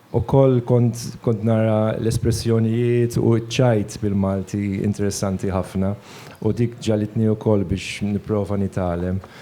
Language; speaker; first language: Maltese; non-native, fluent; Dutch